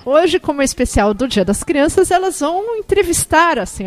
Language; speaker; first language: Portuguese; native; Portuguese